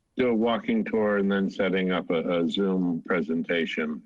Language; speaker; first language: English; native; English